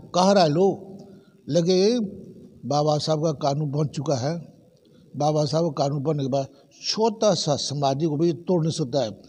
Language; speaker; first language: Hindi; non-native, fluent; Burmese